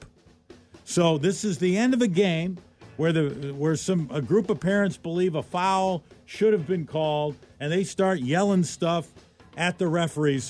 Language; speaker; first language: English; native; English